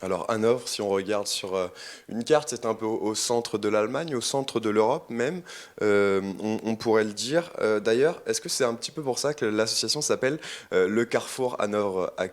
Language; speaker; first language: French; native; French